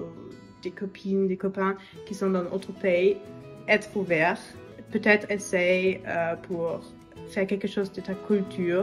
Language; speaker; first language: French; non-native, learner; German